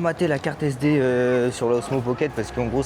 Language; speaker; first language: French; native; French